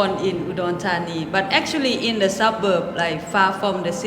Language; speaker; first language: English; non-native, local second language; Thai